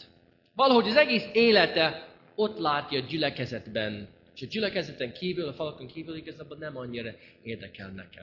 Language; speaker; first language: Hungarian; non-native, fluent; English